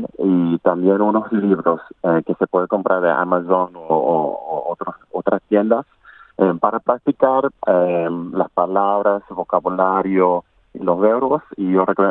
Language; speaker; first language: Spanish; non-native, learner; English